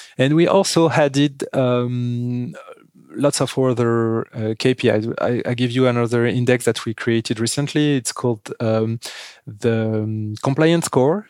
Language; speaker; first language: English; non-native, fluent; French